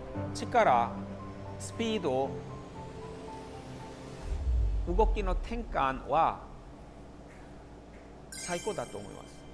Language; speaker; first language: Japanese; non-native, fluent; Korean